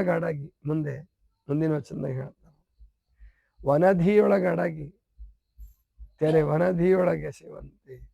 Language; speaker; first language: Kannada; native; Kannada